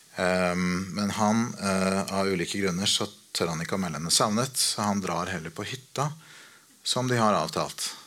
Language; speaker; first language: Norwegian; native; Norwegian